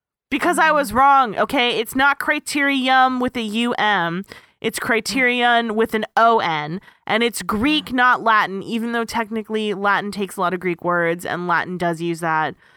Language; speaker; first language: English; native; English